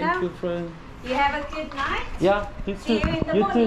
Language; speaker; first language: English; non-native, learner; Korean